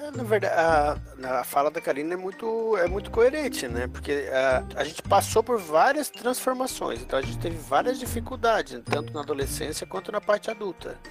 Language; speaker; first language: Portuguese; native; Portuguese